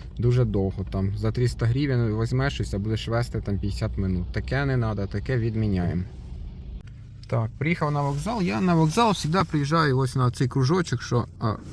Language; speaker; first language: Ukrainian; non-native, local second language; Russian